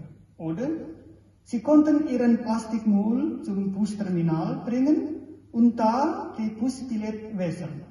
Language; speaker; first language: German; non-native, fluent; Indonesian